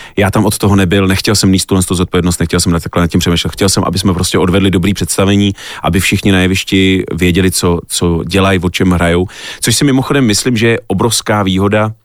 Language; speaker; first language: Czech; native; Czech